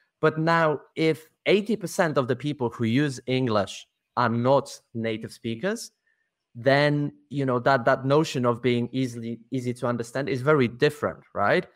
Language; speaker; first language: English; non-native, fluent; Polish